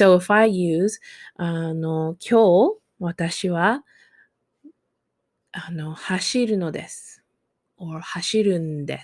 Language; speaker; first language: Japanese; non-native, fluent; English